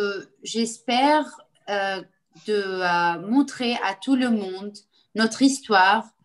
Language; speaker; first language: French; non-native, local second language; Arabic